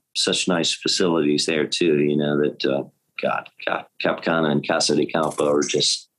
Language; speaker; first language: English; native; English